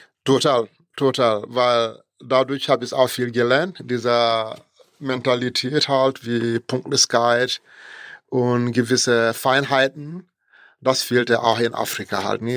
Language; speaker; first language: German; non-native, fluent; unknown